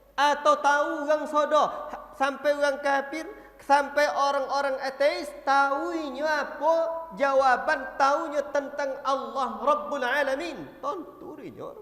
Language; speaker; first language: Malay; non-native, local second language; Minangkabau